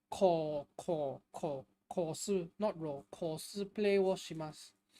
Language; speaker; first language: Japanese; non-native, learner; English